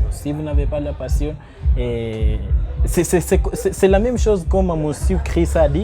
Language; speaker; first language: French; non-native, learner; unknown